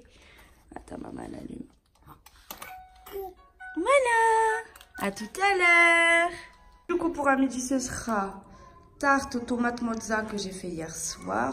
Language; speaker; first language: French; native; French